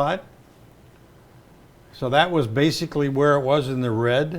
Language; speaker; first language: English; native; English